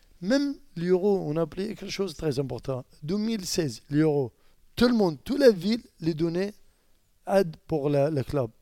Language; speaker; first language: French; non-native, learner; Arabic